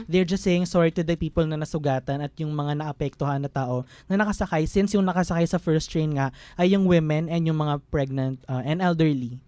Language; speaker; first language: Filipino; native; Filipino